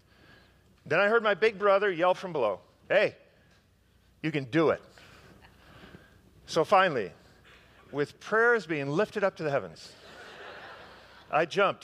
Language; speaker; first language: English; native; English